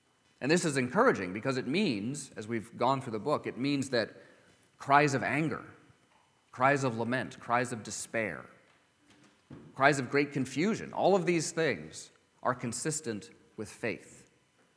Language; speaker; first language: English; native; English